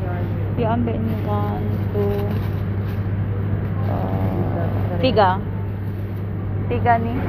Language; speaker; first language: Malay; non-native, learner; Filipino